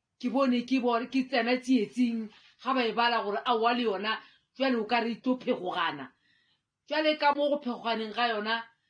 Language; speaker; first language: Northern Sotho; native; Northern Sotho